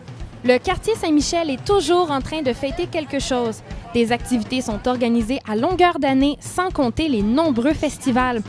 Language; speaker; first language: French; native; French